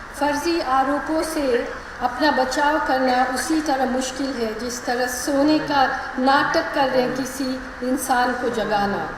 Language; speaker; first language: Hindi; non-native, local second language; English